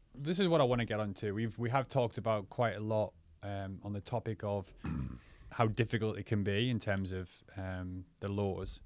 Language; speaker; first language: English; native; English